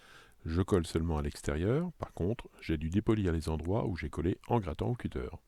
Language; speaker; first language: French; native; French